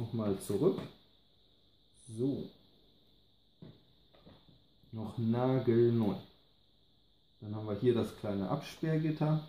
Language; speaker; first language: German; native; German